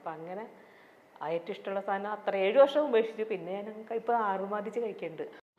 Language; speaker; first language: Malayalam; native; Malayalam